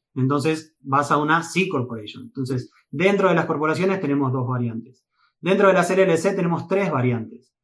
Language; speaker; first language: Spanish; native; Spanish